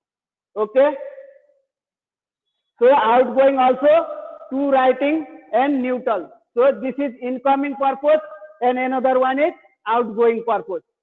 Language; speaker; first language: English; non-native, learner; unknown